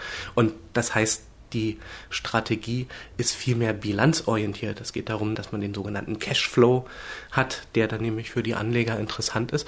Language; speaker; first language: German; native; German